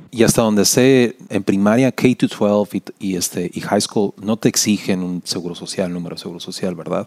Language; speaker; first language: Spanish; native; Spanish